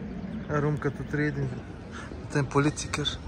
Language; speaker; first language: German; non-native, learner; Arabic